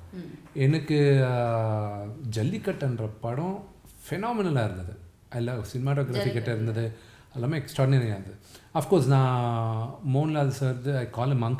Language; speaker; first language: Tamil; non-native, local second language; Telugu